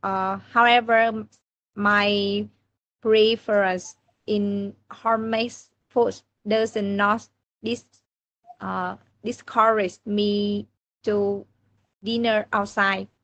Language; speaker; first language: English; non-native, learner; Vietnamese